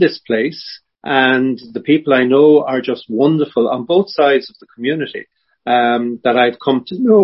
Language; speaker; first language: English; native; English